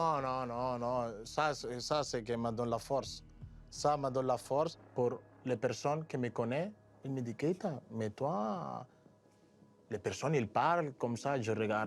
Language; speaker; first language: French; non-native, learner; Spanish